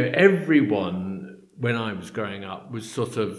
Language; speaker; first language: English; native; English